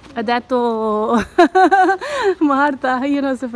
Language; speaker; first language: Italian; non-native, learner; Hindi